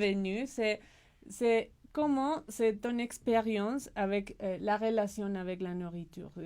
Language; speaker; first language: French; non-native, learner; Spanish